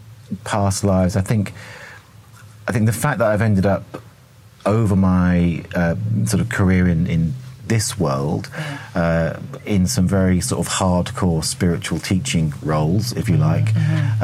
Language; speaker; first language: English; native; English